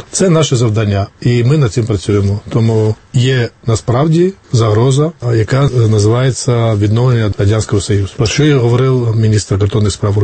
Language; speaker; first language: Ukrainian; non-native, fluent; Georgian